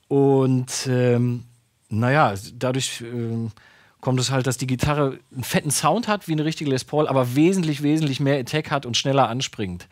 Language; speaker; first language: German; native; German